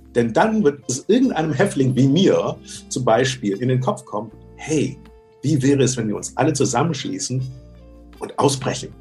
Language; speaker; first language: German; native; German